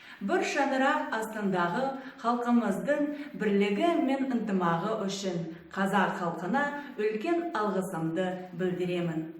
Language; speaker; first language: Kazakh; non-native, local second language; Ingush